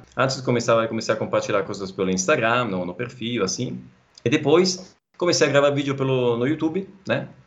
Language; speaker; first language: Portuguese; non-native, fluent; Italian